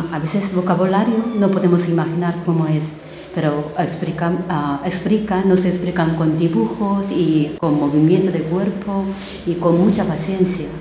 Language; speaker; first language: Spanish; non-native, learner; Korean